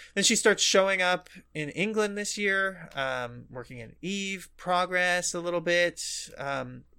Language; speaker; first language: English; native; English